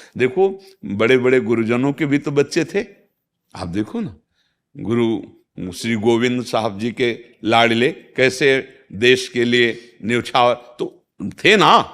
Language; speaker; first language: Hindi; native; Hindi